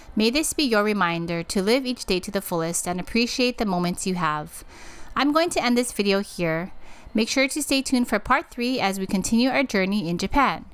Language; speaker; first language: English; native; English